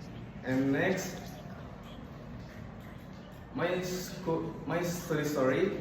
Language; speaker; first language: English; non-native, learner; Indonesian